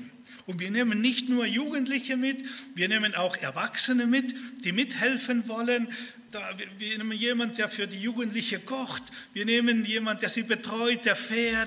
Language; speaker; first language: German; early bilingual, other home language; Spanish